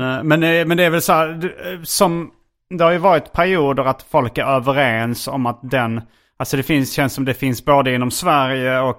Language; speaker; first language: Swedish; native; Swedish